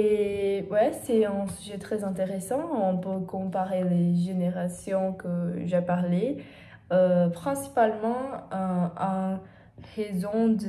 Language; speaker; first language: French; non-native, learner; Portuguese